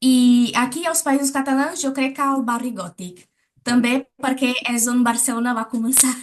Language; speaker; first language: Catalan; non-native, learner; Portuguese